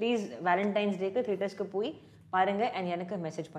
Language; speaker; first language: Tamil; non-native, learner; Hindi